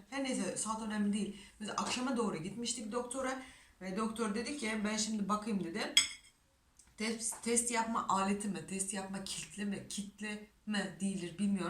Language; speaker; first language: Turkish; non-native, fluent; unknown